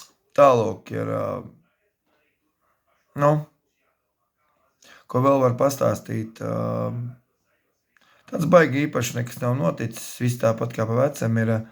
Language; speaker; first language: Latvian; native; Latvian